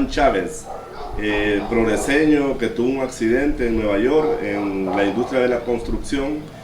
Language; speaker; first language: Spanish; native; Spanish